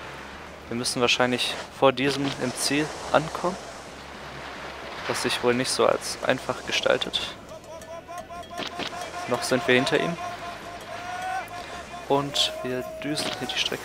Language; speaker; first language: German; native; German